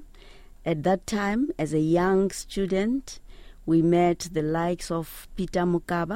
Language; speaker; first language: English; non-native, local second language; Xhosa